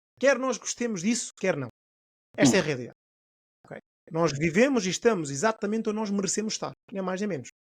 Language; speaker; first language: Portuguese; non-native, local second language; Upper Guinea Crioulo